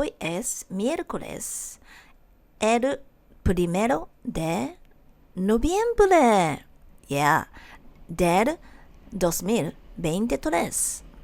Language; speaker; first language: Spanish; non-native, learner; Japanese